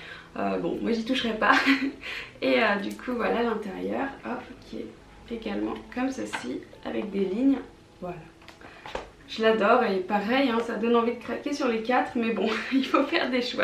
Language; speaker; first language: French; native; French